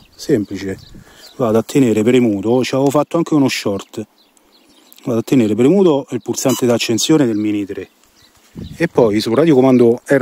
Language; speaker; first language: Italian; native; Italian